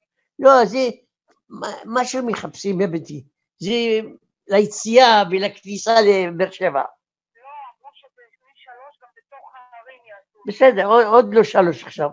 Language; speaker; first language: Hebrew; non-native, learner; Arabic